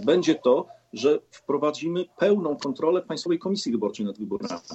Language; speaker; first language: Polish; native; Polish